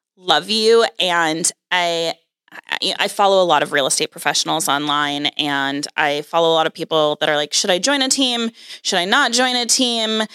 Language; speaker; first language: English; native; English